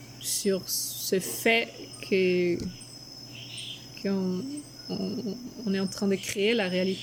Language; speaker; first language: French; non-native, fluent; Portuguese